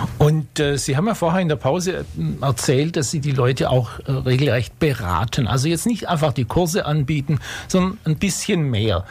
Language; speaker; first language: German; native; German